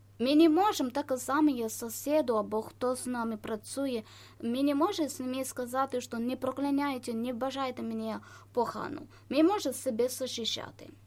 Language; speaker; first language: Ukrainian; non-native, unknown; Malayalam